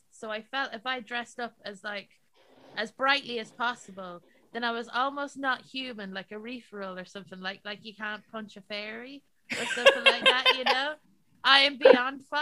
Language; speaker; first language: English; native; English